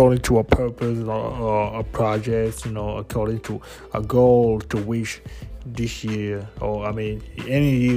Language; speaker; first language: English; non-native, fluent; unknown